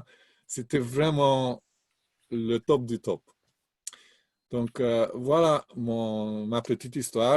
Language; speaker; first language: French; non-native, fluent; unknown